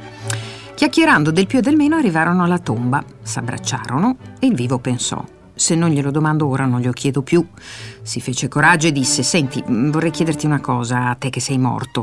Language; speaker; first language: Italian; native; Italian